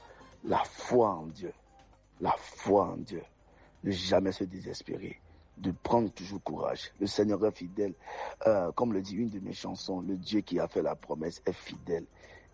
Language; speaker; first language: French; non-native, local second language; Ewe